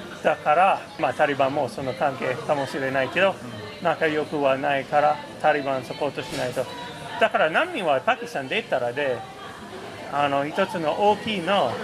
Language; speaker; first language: Japanese; non-native, fluent; English